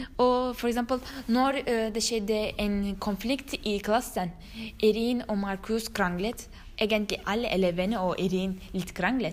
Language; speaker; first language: Norwegian; non-native, learner; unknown